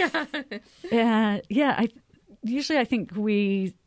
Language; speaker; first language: English; native; English